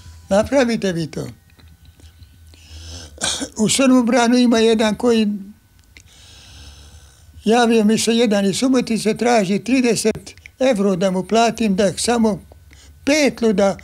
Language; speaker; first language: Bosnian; non-native, local second language; Hungarian